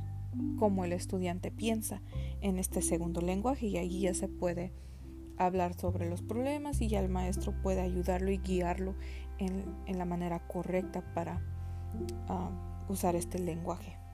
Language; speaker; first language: Spanish; early bilingual, heritage; Spanish